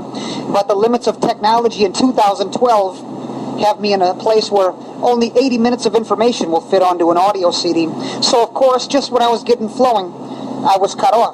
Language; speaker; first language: English; native; English